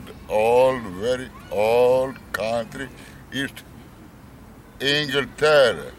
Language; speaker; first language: English; non-native, learner; Romany